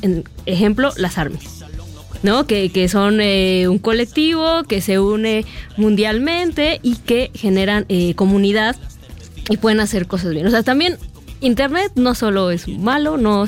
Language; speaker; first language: Spanish; native; Spanish